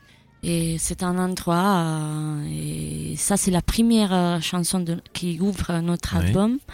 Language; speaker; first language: French; non-native, learner; Italian